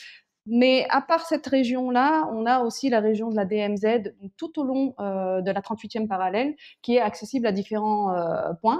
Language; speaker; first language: French; early bilingual, other home language; Korean